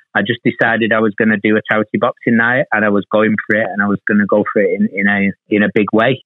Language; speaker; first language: English; native; English